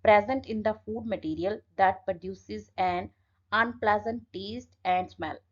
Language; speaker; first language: English; non-native, local second language; Punjabi